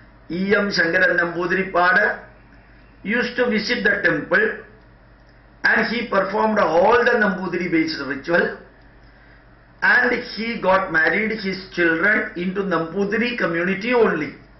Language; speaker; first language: English; non-native, local second language; Malayalam